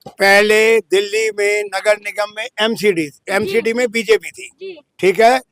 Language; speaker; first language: Hindi; native; Hindi